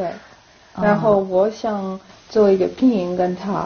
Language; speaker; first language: Chinese; non-native, learner; French